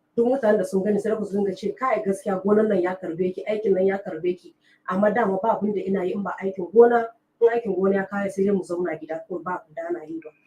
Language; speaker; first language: Hausa; non-native, local second language; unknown